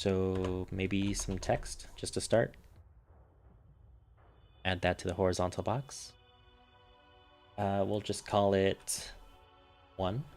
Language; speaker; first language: English; native; English